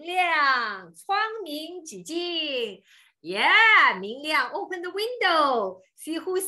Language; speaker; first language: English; non-native, fluent; Chinese